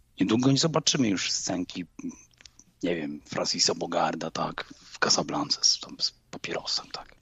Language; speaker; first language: Polish; native; Polish